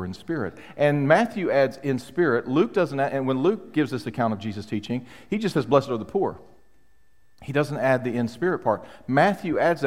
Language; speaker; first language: English; native; English